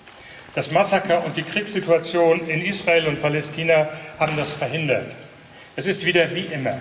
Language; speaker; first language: German; native; German